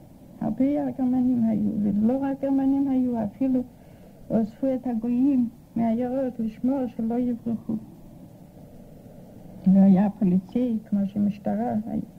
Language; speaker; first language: Hebrew; non-native, fluent; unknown